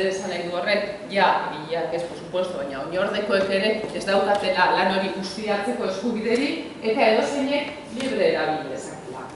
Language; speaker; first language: Basque; native; Basque